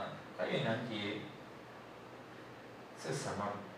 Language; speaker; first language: Chinese; non-native, learner; Japanese